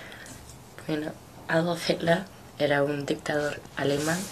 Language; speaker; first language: Spanish; non-native, fluent; English